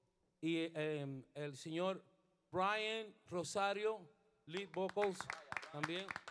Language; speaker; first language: Spanish; native; Spanish